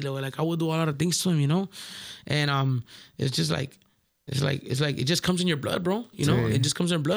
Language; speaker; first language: English; early bilingual, other home language; Spanish